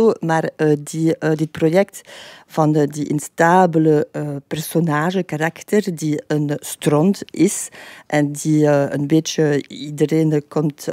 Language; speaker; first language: Dutch; non-native, fluent; French